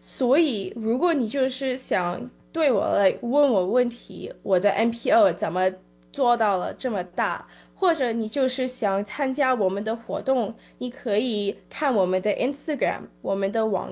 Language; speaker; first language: Chinese; early bilingual, heritage; English